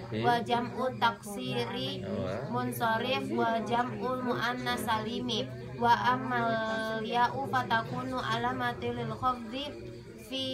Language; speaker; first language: Arabic; non-native, learner; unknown